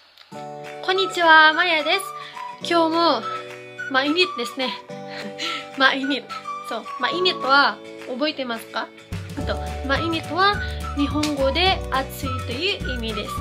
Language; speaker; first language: Japanese; non-native, fluent; Filipino